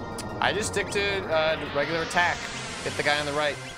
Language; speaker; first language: English; native; English